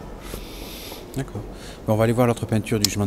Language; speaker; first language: French; native; French